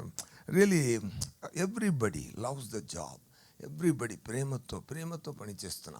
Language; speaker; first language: Telugu; non-native, learner; Tamil